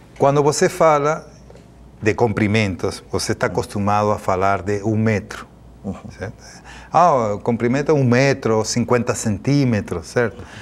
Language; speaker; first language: Portuguese; non-native, fluent; Spanish